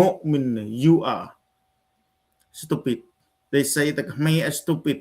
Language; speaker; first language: English; non-native, learner; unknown